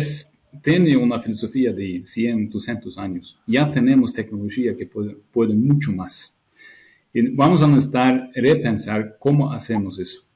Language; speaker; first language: Spanish; non-native, fluent; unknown